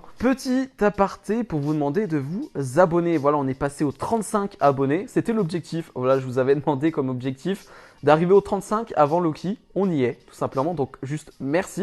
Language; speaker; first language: French; native; French